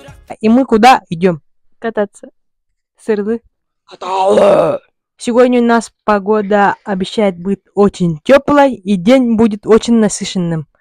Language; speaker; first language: Russian; non-native, local second language; Yakut